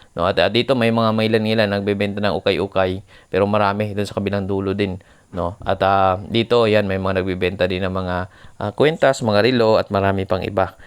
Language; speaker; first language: Filipino; non-native, local second language; Cebuano